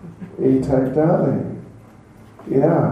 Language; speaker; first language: Russian; non-native, learner; English